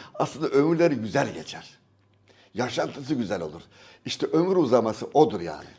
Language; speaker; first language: Turkish; native; Turkish